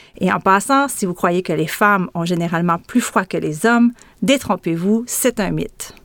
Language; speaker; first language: French; native; French